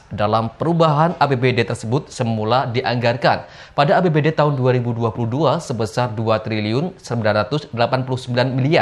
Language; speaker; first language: Indonesian; native; Indonesian